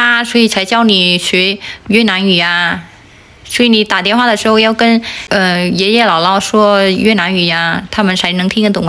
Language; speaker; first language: Chinese; non-native, fluent; Vietnamese